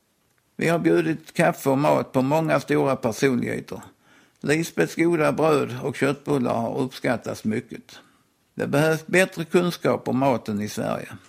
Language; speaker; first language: Swedish; native; Swedish